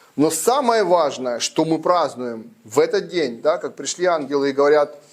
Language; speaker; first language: Russian; non-native, local second language; Ukrainian